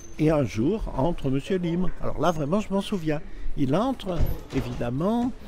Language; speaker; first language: French; native; French